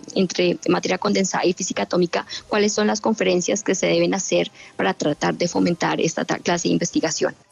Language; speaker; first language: Spanish; native; Spanish